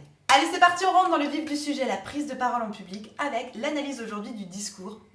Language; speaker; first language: French; native; French